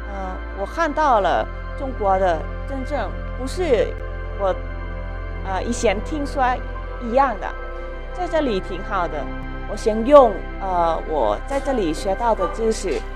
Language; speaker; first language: Chinese; non-native, fluent; Lao